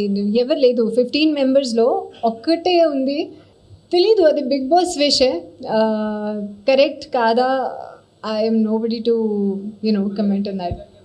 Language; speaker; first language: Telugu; non-native, learner; Hindi